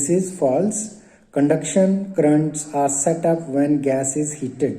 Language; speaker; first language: English; non-native, local second language; Hindi